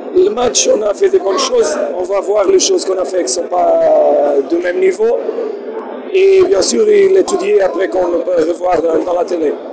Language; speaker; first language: French; non-native, fluent; Portuguese